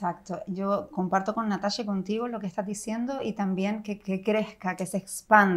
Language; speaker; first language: Spanish; native; Spanish